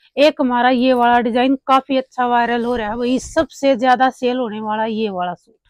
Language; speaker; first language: Hindi; native; Hindi